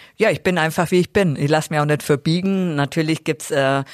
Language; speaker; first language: German; native; German